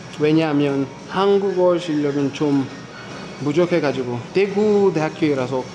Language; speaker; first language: Korean; non-native, fluent; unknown